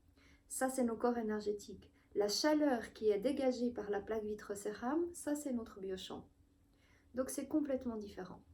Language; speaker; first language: French; native; French